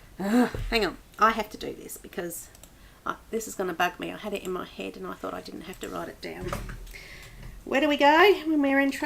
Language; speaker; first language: English; native; English